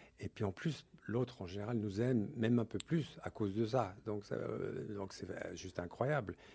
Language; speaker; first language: French; early bilingual, other home language; English